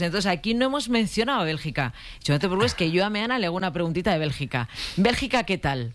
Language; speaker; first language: Spanish; native; Spanish